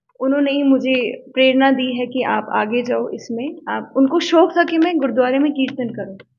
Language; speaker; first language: Hindi; non-native, local second language; Punjabi